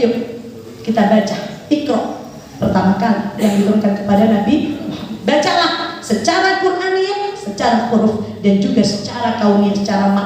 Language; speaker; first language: Indonesian; non-native, local second language; Javanese